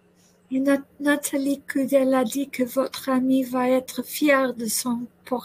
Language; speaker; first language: French; non-native, learner; English